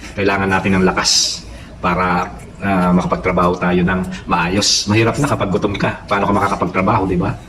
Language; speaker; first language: Filipino; non-native, local second language; Pampanga